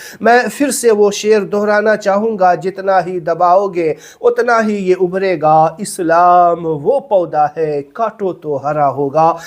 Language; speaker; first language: Urdu; native; Urdu